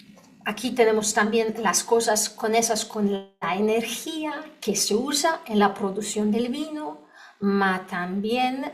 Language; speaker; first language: Spanish; non-native, learner; Polish